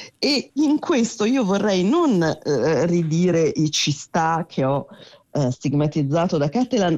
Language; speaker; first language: Italian; native; Italian